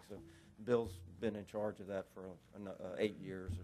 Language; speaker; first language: English; native; English